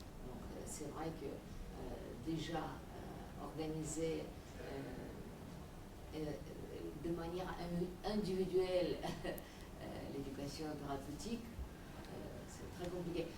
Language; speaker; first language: French; non-native, fluent; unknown